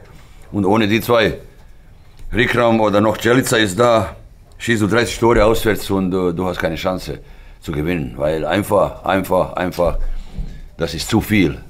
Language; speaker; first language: German; non-native, fluent; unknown